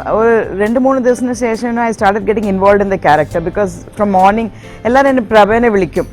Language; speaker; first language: Malayalam; non-native, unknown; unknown